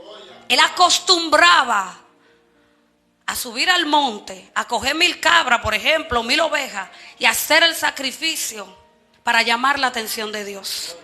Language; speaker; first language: Spanish; native; Spanish